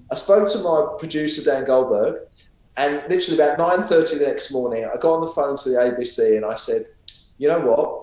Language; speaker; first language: English; native; English